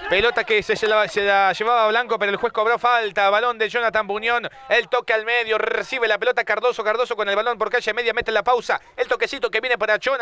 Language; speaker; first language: Spanish; native; Spanish